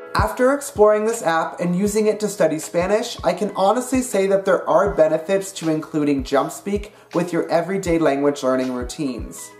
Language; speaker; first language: English; native; English